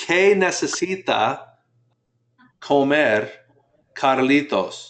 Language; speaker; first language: Spanish; non-native, fluent; English